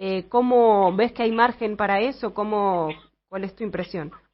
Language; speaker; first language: Spanish; native; Spanish